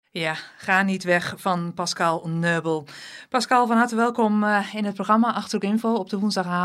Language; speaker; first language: Dutch; native; Dutch